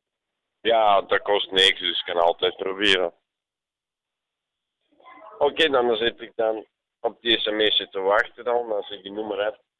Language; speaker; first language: Dutch; non-native, local second language; Bosnian